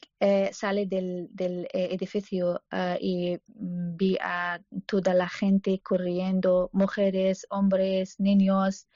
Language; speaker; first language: Spanish; non-native, learner; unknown